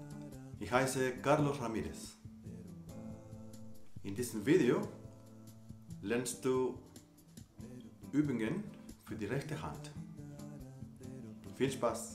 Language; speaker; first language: German; non-native, fluent; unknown